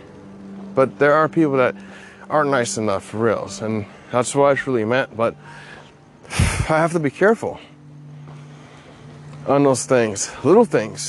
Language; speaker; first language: English; native; English